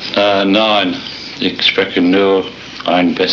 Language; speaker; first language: German; non-native, learner; English